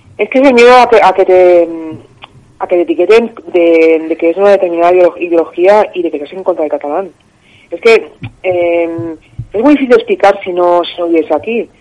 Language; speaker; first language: Spanish; native; Spanish